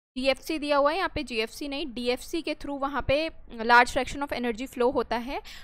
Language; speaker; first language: Hindi; native; Hindi